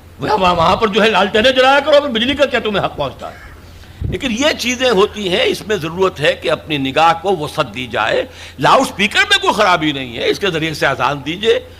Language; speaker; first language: Urdu; native; Urdu